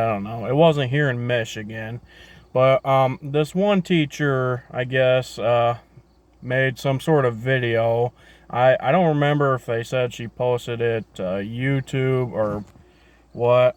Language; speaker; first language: English; native; English